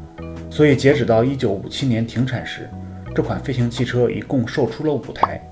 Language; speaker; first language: Chinese; native; Chinese